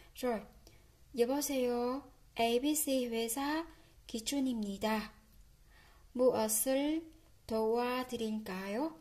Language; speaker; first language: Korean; non-native, fluent; Vietnamese